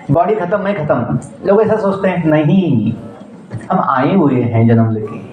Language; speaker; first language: Hindi; non-native, local second language; Marathi